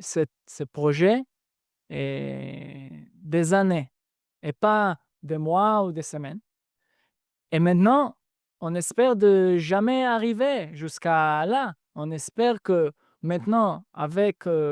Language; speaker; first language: French; non-native, fluent; Hebrew